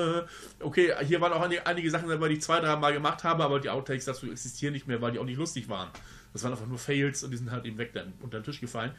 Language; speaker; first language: German; native; German